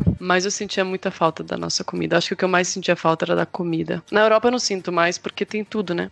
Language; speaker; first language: Portuguese; native; Portuguese